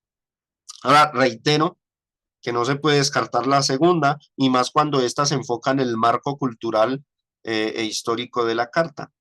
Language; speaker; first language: Spanish; native; Spanish